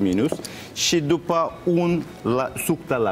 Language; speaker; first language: Romanian; non-native, learner; Turkish